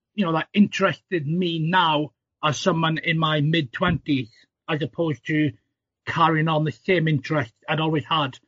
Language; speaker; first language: English; native; English